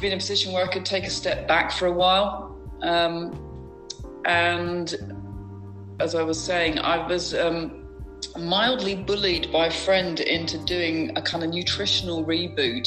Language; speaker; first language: English; native; English